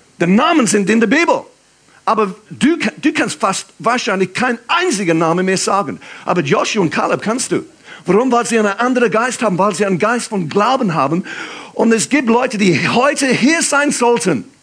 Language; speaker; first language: German; non-native, fluent; English